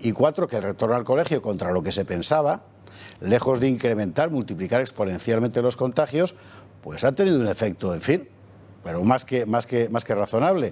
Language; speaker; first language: Spanish; native; Spanish